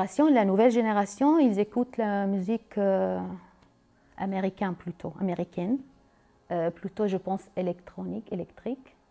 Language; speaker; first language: French; non-native, learner; Arabic